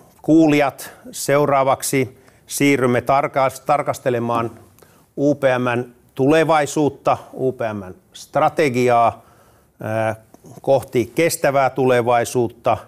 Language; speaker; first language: Finnish; native; Finnish